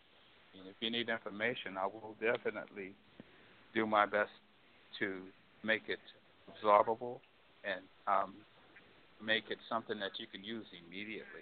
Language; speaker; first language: English; native; English